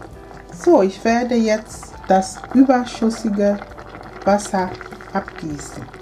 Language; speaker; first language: German; non-native, fluent; Akan